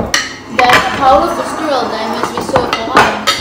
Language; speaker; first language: Danish; non-native, learner; Filipino